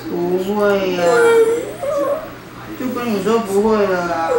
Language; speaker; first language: Chinese; native; Chinese